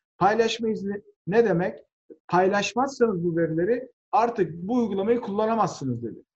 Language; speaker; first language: Turkish; native; Turkish